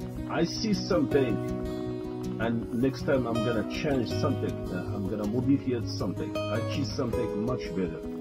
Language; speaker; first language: English; non-native, learner; Arabic